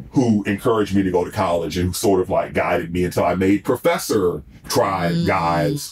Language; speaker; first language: English; native; English